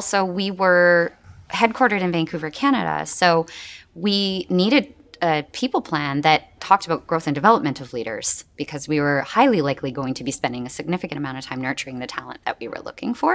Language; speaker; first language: English; native; English